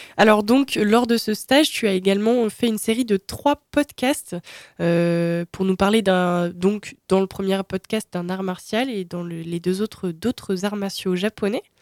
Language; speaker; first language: French; native; French